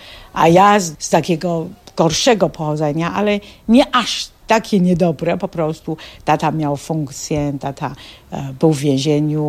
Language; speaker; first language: Polish; non-native, fluent; Chinese